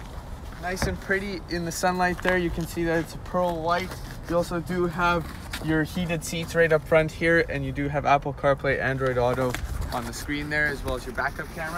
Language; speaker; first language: English; native; English